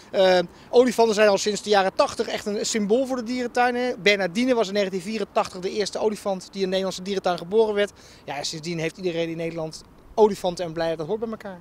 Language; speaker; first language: Dutch; native; Dutch